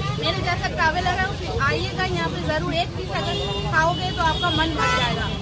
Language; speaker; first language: Hindi; non-native, local second language; Bangla